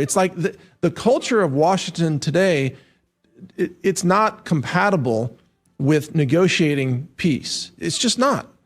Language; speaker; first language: English; native; English